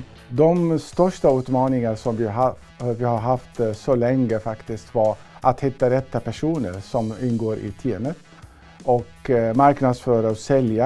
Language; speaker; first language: Swedish; non-native, fluent; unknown